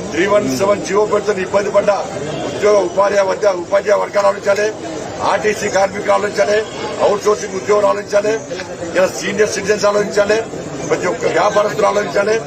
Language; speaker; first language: Telugu; native; Telugu